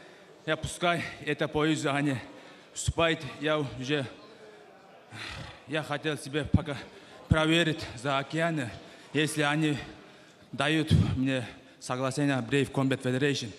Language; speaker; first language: Russian; non-native, local second language; Kyrgyz